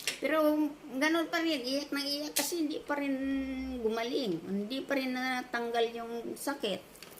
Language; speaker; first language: Filipino; non-native, local second language; Cebuano